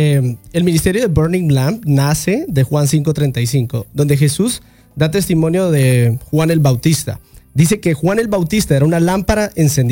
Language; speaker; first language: Spanish; native; Spanish